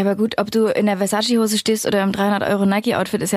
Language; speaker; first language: German; native; German